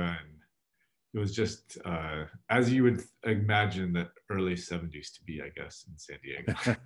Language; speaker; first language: English; native; English